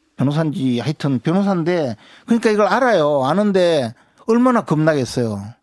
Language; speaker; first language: Korean; native; Korean